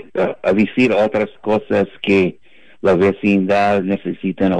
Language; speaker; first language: Spanish; non-native, fluent; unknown